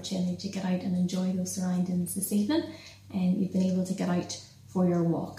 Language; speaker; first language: English; native; English